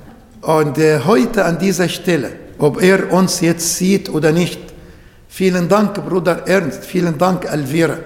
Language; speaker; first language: German; non-native, fluent; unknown